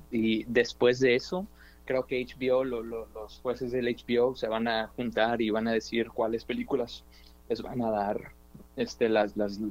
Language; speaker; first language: Spanish; early bilingual, heritage; Spanish